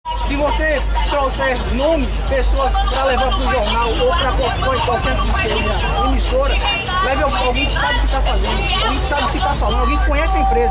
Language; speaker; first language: Portuguese; native; Portuguese